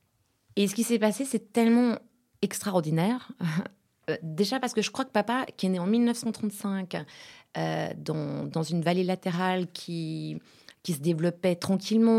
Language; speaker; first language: French; native; French